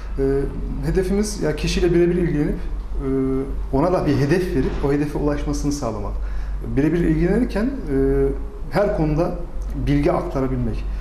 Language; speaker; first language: Turkish; native; Turkish